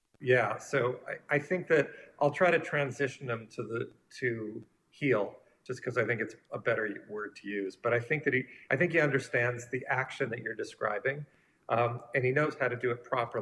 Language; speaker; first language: English; native; English